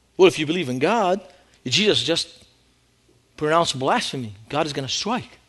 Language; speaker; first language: English; non-native, fluent; Arabic